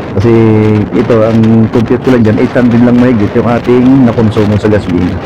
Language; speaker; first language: Filipino; non-native, local second language; Waray